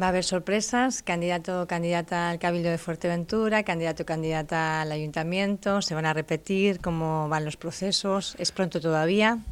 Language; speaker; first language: Spanish; native; Spanish